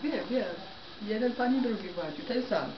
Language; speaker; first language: Polish; native; Polish